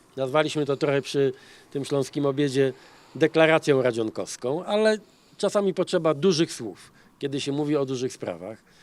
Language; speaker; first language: Polish; native; Polish